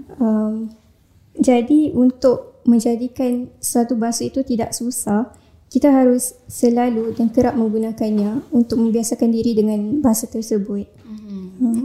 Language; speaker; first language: Malay; native; Malay